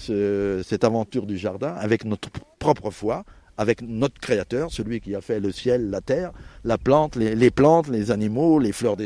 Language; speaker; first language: French; native; French